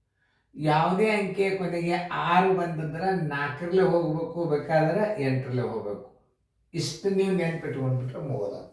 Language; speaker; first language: Kannada; native; Kannada